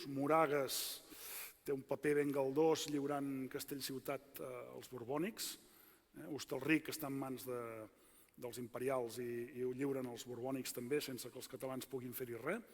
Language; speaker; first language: Catalan; native; Catalan